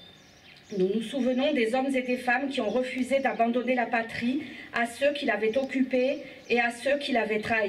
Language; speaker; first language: French; native; French